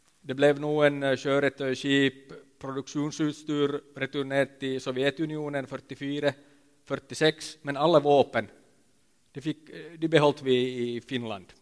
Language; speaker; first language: Swedish; non-native, local second language; Finnish